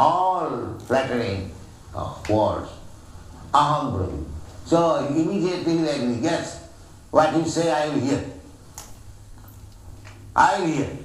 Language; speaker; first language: English; non-native, local second language; Bangla